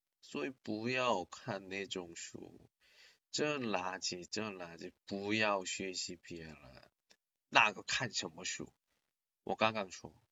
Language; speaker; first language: Chinese; non-native, learner; Korean